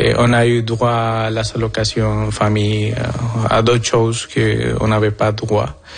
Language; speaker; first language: French; non-native, fluent; Spanish